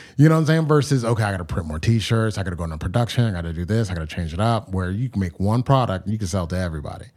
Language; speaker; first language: English; native; English